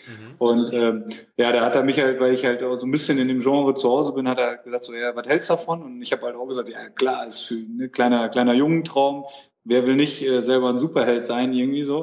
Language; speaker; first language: German; native; German